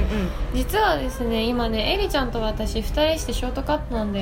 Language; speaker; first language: Japanese; native; Japanese